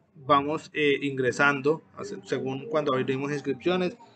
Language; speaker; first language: Spanish; native; Spanish